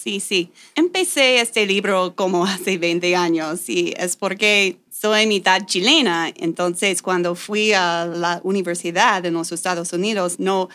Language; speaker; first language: Spanish; non-native, fluent; English